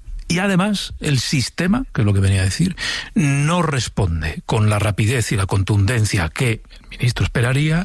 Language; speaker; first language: Spanish; native; Spanish